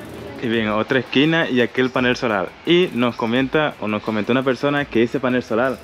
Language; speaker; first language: Spanish; native; Spanish